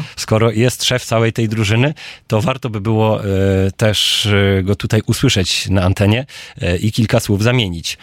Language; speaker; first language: Polish; native; Polish